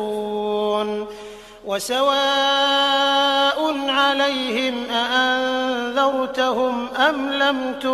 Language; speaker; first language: Arabic; native; Arabic